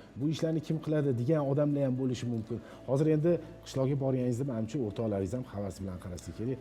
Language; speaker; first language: Uzbek; native; Uzbek